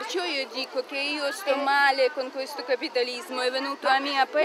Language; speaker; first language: Italian; non-native, learner; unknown